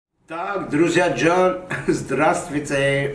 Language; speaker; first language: Russian; non-native, fluent; Armenian